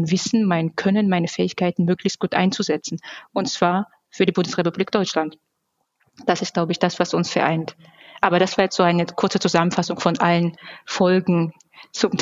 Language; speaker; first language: German; non-native, fluent; Georgian